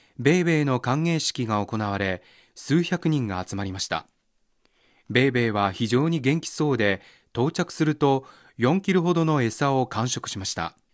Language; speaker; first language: Japanese; non-native, fluent; Chinese